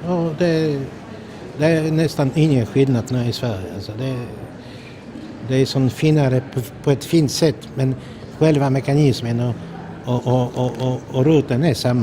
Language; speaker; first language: Swedish; non-native, fluent; Polish